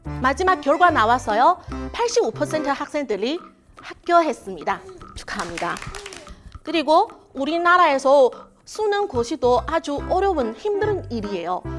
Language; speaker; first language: Korean; non-native, learner; Chinese